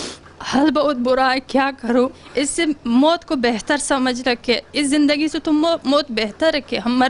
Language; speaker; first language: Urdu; non-native, learner; Pashto